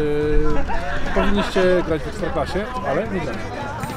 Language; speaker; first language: Polish; native; Polish